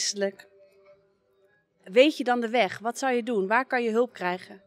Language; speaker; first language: Dutch; native; Dutch